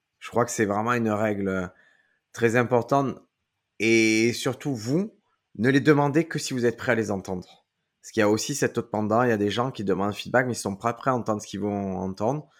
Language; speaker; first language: French; native; French